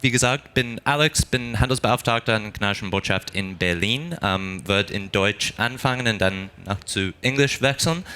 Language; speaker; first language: German; non-native, fluent; English